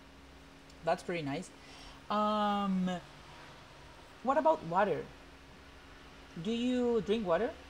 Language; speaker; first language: English; non-native, fluent; Spanish